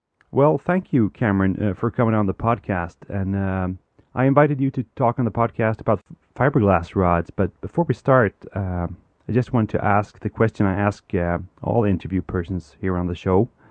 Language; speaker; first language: English; non-native, fluent; Swedish